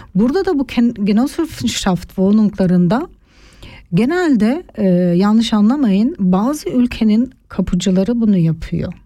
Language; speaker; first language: German; non-native, learner; Turkish